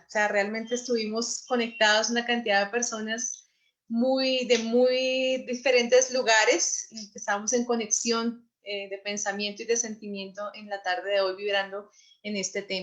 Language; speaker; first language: Spanish; native; Spanish